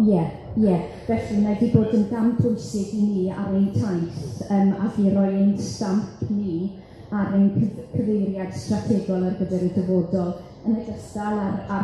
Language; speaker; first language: Welsh; native; Welsh